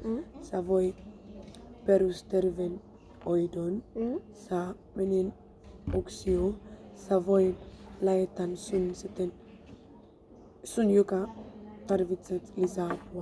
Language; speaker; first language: Finnish; non-native, learner; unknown